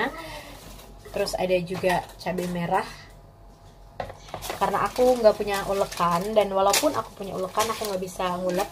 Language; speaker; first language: Indonesian; native; Indonesian